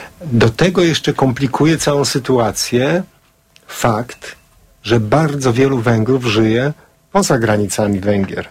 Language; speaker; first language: Polish; native; Polish